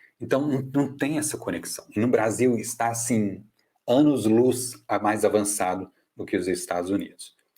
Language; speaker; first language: Portuguese; non-native, fluent; English